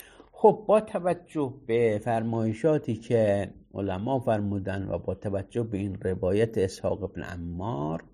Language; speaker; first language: Persian; native; Persian